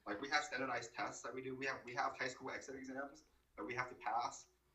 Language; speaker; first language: English; early bilingual, other home language; Vietnamese